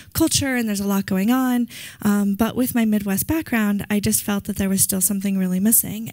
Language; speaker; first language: English; native; English